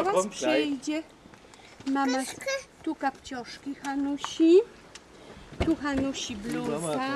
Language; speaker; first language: German; non-native, learner; Polish